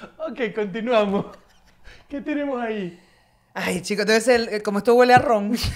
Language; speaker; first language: Spanish; native; Spanish